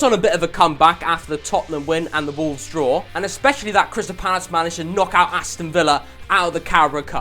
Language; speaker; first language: English; native; English